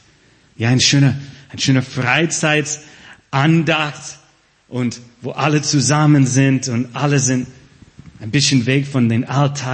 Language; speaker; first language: German; non-native, fluent; English